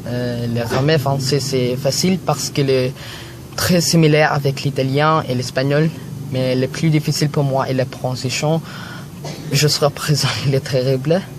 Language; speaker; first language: French; non-native, learner; Filipino